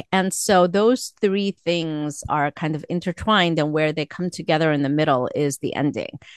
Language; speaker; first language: English; early bilingual, other home language; Korean